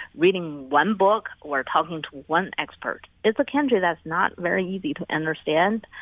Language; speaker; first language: English; non-native, fluent; Chinese